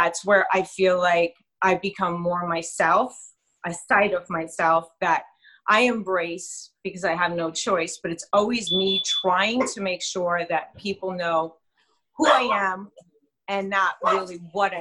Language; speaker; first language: English; native; English